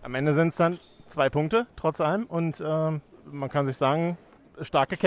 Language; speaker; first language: German; native; German